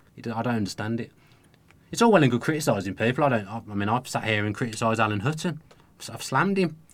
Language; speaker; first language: English; native; English